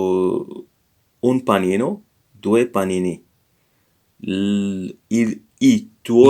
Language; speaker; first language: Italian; non-native, learner; English